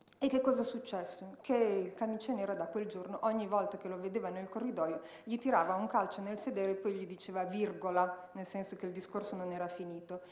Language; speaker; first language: Italian; early bilingual, heritage; Italian